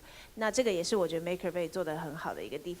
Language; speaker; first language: Chinese; native; Chinese